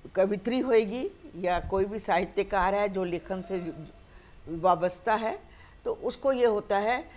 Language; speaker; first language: Hindi; native; Hindi